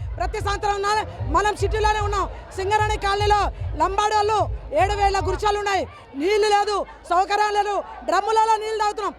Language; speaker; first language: Telugu; non-native, local second language; Lambadi